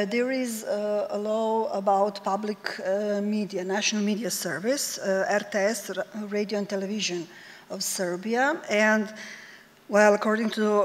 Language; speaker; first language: English; non-native, fluent; Serbian